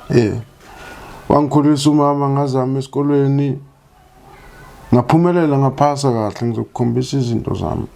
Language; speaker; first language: Zulu; native; Zulu